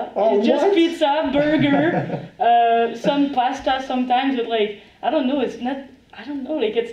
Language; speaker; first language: English; non-native, fluent; French